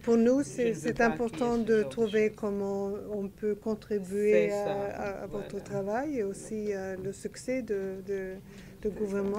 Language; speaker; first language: French; non-native, learner; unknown